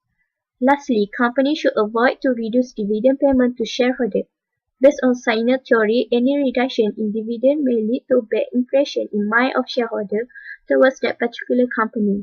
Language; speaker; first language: English; non-native, learner; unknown